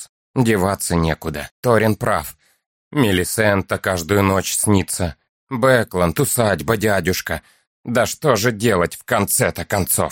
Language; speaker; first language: Russian; native; Russian